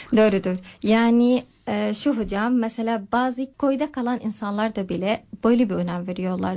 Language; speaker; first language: Turkish; non-native, learner; Arabic